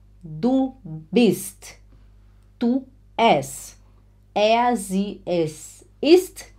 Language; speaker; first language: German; non-native, fluent; Portuguese